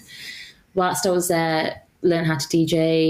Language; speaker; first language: English; native; English